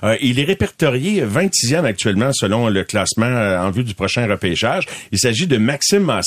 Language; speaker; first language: French; native; French